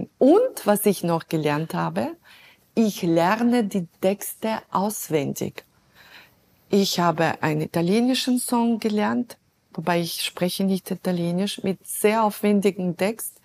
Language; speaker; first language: German; non-native, fluent; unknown